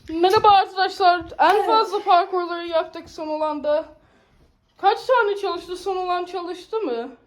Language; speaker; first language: Turkish; early bilingual, heritage; Turkish